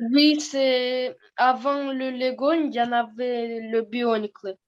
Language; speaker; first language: French; non-native, learner; Russian